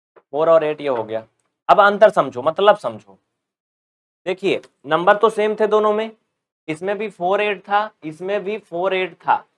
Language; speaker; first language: Hindi; native; Hindi